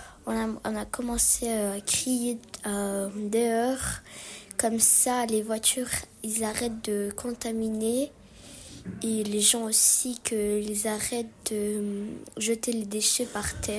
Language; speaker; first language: French; early bilingual, other home language; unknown